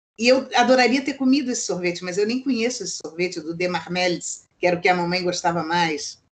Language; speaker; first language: Portuguese; native; Portuguese